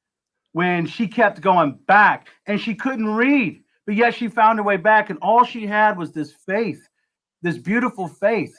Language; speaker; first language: English; native; English